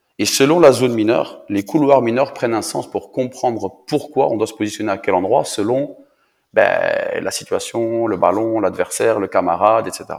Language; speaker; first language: French; native; French